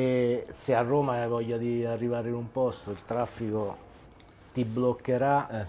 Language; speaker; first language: Italian; native; Italian